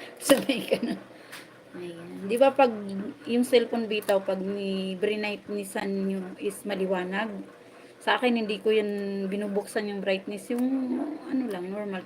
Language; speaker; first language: Filipino; non-native, local second language; Waray